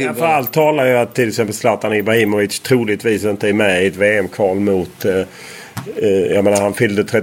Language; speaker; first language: Swedish; native; Swedish